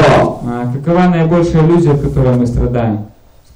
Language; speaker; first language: Russian; native; Russian